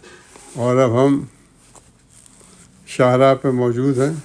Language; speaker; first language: Urdu; native; Urdu